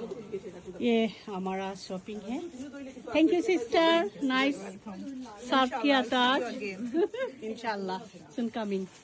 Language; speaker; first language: Hindi; non-native, learner; Bangla